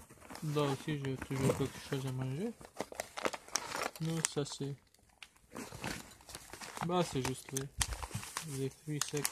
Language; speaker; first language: French; non-native, learner; Croatian